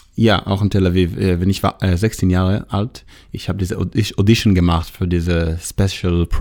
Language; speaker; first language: German; non-native, fluent; Hebrew